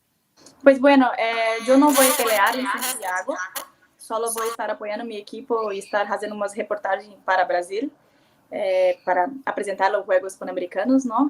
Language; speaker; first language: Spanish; non-native, learner; Portuguese